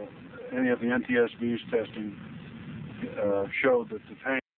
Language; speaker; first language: English; native; English